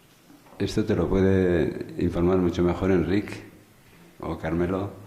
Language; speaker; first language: Spanish; native; Spanish